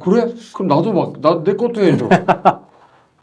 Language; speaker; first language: Korean; native; Korean